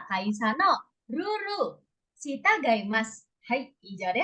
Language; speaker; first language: Japanese; non-native, learner; Indonesian